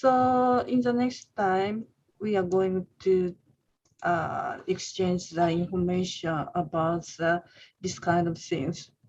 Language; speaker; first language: English; non-native, learner; Japanese